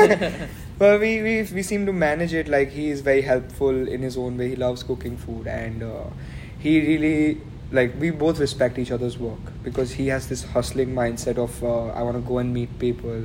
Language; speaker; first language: English; non-native, local second language; Gujarati